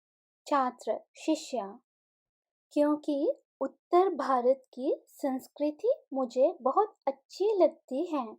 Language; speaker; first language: Hindi; non-native, fluent; Sinhala